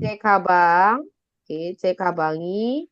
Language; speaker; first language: Korean; non-native, fluent; Indonesian